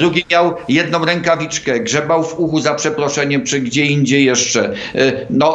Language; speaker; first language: Polish; native; Polish